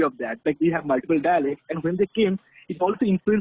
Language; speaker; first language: English; non-native, local second language; Bangla